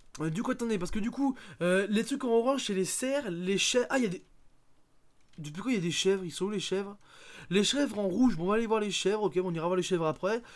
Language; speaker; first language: French; native; French